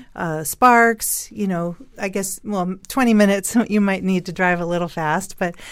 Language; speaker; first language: English; native; English